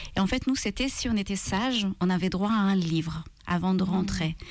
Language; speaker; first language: French; non-native, fluent; Maltese